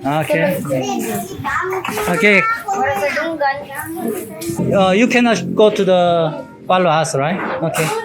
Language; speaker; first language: English; non-native, learner; Korean